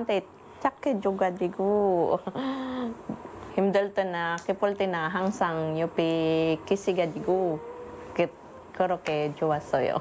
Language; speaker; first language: Korean; non-native, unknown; Filipino